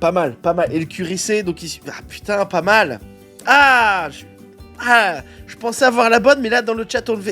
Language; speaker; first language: French; native; French